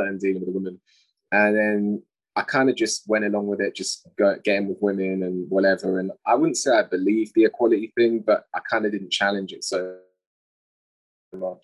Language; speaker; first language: English; native; English